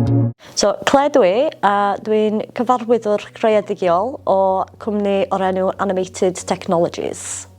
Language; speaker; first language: Welsh; non-native, local second language; English